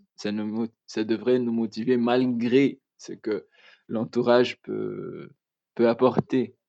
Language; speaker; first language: French; non-native, local second language; Malagasy